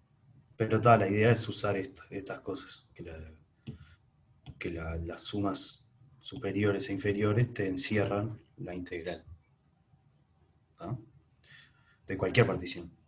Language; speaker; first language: Spanish; native; Spanish